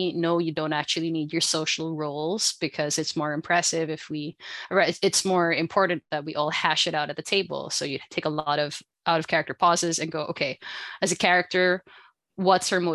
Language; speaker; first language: English; non-native, local second language; Filipino